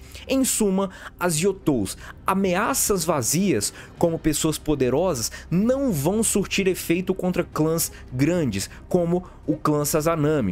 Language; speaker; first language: Portuguese; native; Portuguese